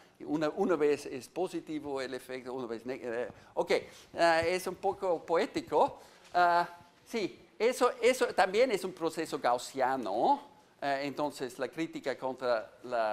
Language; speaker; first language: Spanish; non-native, fluent; German